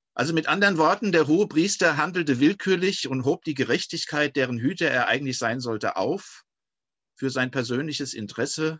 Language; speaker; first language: German; native; German